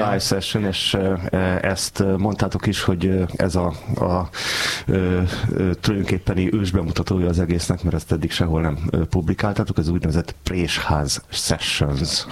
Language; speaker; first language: Hungarian; native; Hungarian